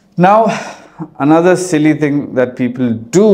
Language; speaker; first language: English; early bilingual, heritage; Arabic